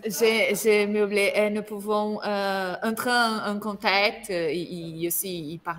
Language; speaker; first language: French; non-native, learner; Portuguese